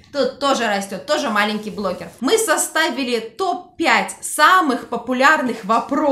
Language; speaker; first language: Russian; native; Russian